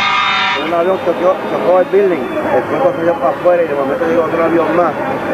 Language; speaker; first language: Spanish; native; Spanish